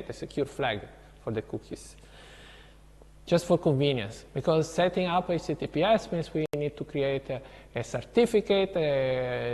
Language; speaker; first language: English; non-native, fluent; Italian